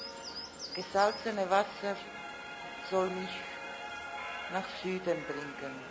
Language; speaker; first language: German; non-native, fluent; Croatian